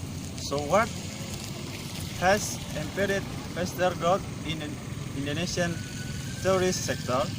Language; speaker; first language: English; non-native, learner; Indonesian